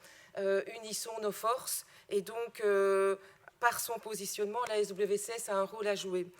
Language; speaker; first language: French; native; French